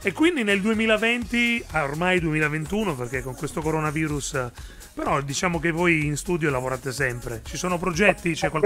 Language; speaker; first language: Italian; native; Italian